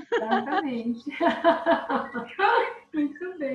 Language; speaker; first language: Portuguese; native; Portuguese